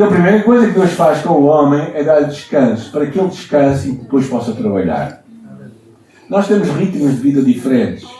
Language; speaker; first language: Portuguese; native; Portuguese